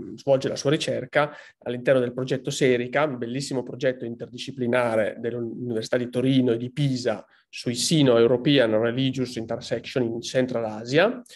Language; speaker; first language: Italian; native; Italian